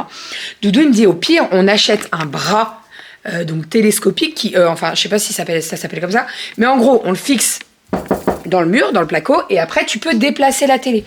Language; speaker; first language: French; native; French